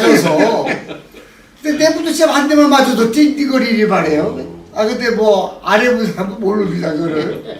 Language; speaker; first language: Korean; native; Korean